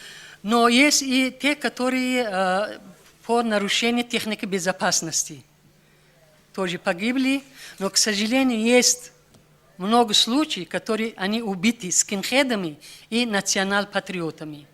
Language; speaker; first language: Russian; non-native, local second language; Tajik